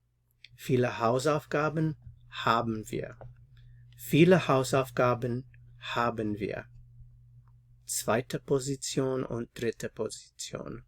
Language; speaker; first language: German; non-native, fluent; English